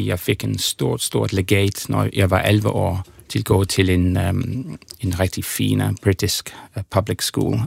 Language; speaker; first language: Danish; non-native, fluent; English